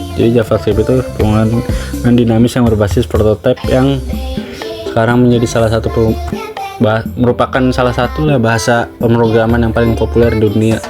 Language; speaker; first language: Indonesian; native; Indonesian